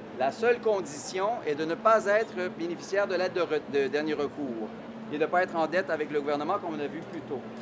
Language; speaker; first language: French; native; French